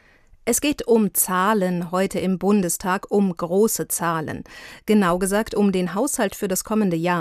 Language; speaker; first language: German; native; German